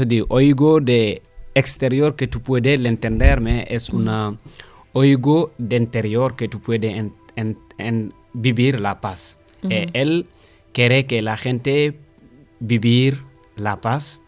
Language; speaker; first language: Spanish; non-native, learner; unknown